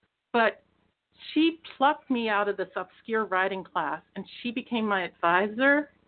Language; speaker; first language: English; native; English